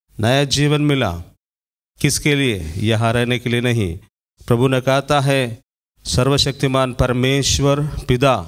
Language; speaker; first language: Hindi; non-native, local second language; Malayalam